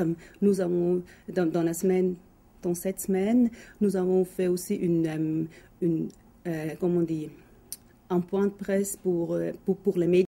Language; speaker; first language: French; non-native, local second language; German